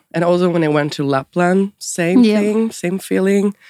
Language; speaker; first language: English; non-native, fluent; Italian